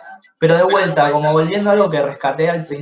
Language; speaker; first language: Spanish; native; Spanish